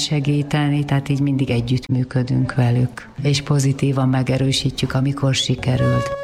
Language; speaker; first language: Hungarian; native; Hungarian